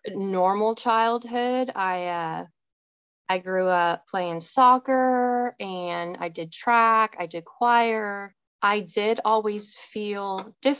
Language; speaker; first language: English; native; English